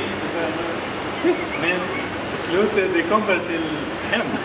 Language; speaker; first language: Swedish; non-native, learner; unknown